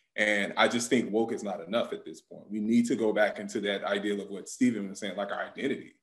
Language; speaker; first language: English; native; English